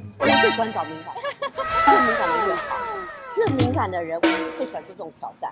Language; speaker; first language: Chinese; native; Chinese